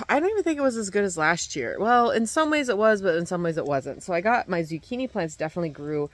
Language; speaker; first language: English; native; English